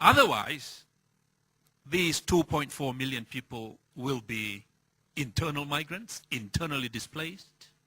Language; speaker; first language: English; non-native, fluent; Thai